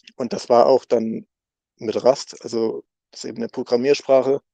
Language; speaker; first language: German; native; German